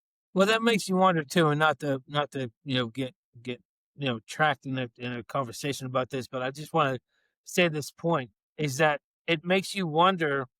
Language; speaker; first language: English; native; English